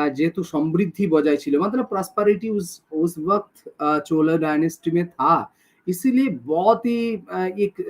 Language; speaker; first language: Hindi; non-native, local second language; Bangla